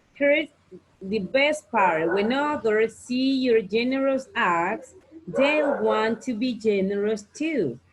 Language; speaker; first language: English; non-native, learner; Spanish